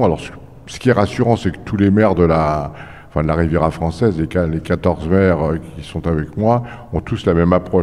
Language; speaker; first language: French; native; French